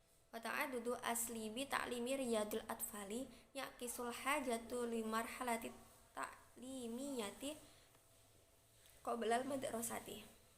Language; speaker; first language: Arabic; non-native, learner; Indonesian